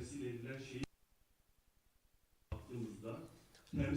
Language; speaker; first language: Turkish; native; Turkish